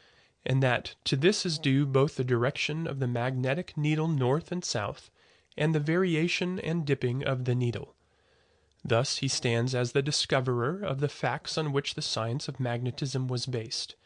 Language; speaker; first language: English; native; English